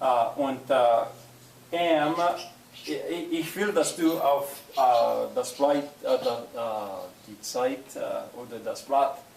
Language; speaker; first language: German; non-native, learner; English